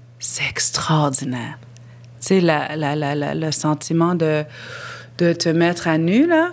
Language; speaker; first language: French; non-native, local second language; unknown